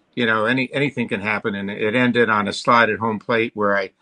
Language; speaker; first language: English; native; English